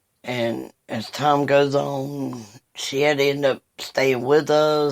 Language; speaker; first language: English; native; English